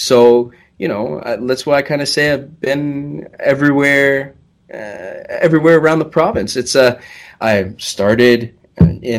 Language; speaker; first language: English; native; English